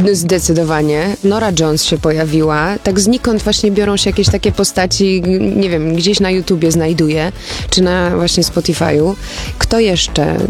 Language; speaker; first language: Polish; early bilingual, heritage; Polish